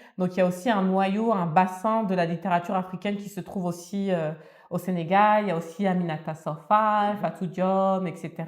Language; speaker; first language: French; early bilingual, other home language; Wolof